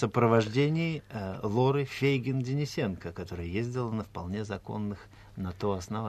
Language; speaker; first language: Russian; native; Russian